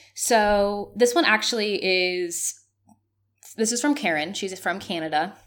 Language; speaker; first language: English; non-native, fluent; Spanish